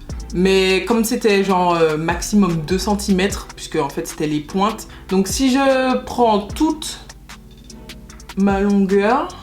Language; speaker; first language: French; native; French